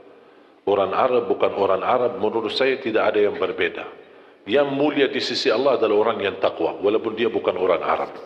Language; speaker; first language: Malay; non-native, fluent; Arabic